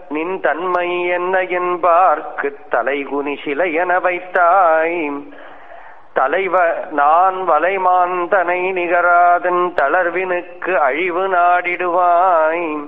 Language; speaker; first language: Malayalam; non-native, local second language; Tamil